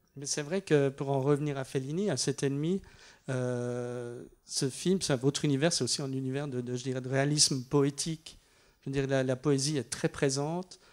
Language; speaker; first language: French; native; French